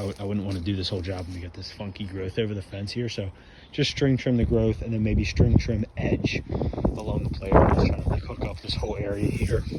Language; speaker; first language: English; native; English